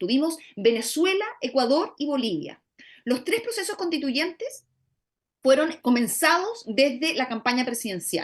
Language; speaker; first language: Spanish; native; Spanish